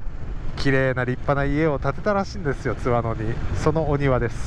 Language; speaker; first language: Japanese; native; Japanese